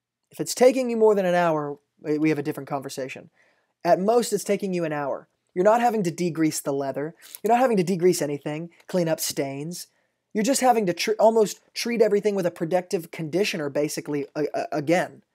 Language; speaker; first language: English; native; English